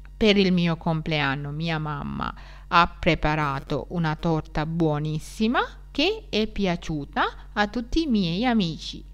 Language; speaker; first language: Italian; non-native, fluent; Sinhala